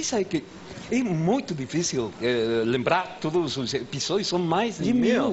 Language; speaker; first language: Portuguese; non-native, fluent; Spanish